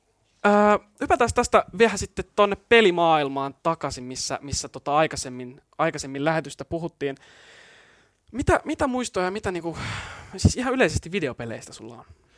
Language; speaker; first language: Finnish; native; Finnish